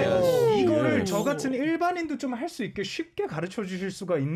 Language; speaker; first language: Korean; native; Korean